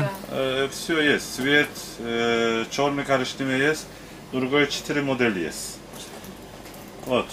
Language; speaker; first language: Russian; non-native, learner; Turkish